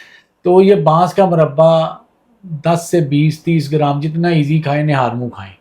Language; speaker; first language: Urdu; non-native, local second language; Punjabi